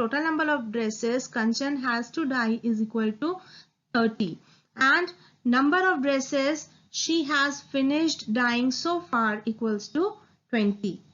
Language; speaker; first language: English; non-native, local second language; Hindi